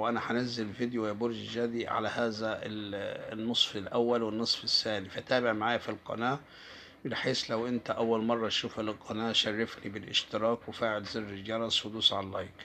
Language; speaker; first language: Arabic; native; Arabic